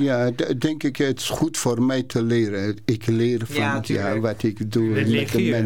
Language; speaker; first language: Dutch; non-native, learner; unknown